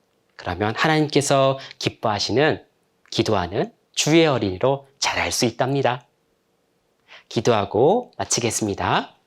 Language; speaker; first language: Korean; native; Korean